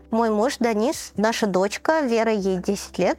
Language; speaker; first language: Russian; native; Russian